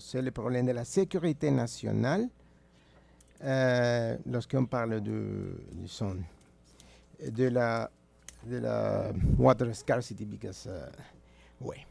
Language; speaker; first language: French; non-native, fluent; Spanish